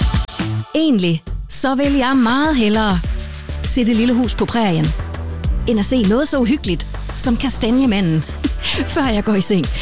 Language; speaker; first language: Danish; native; Danish